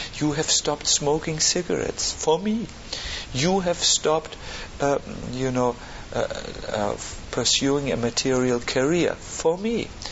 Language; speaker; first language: English; non-native, fluent; German